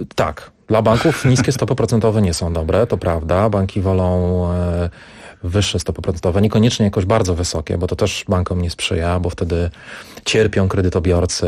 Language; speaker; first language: Polish; native; Polish